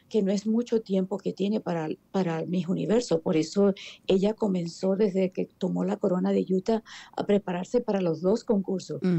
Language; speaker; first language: Spanish; native; Spanish